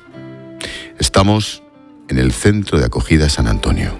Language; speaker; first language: Spanish; native; Spanish